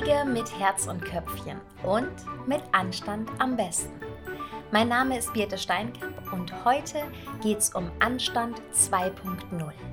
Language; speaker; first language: German; native; German